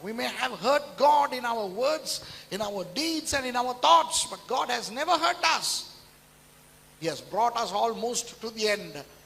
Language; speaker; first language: English; non-native, local second language; Tamil